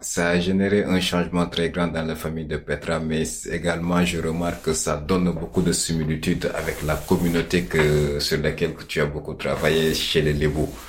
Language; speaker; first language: French; non-native, local second language; Wolof